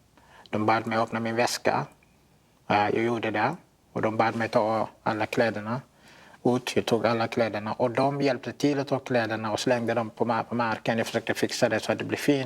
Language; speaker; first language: Swedish; non-native, fluent; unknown